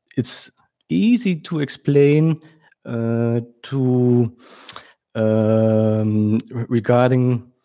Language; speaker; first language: English; non-native, fluent; German